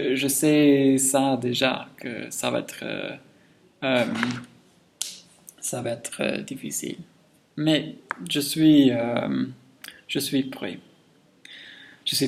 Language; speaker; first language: French; non-native, learner; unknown